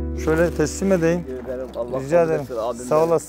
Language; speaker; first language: Turkish; native; Turkish